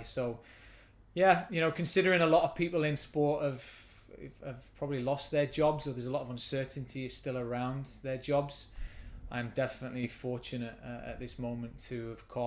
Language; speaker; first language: English; native; English